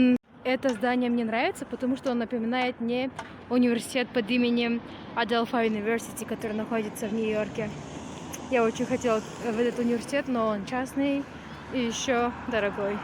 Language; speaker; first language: Russian; non-native, local second language; Kyrgyz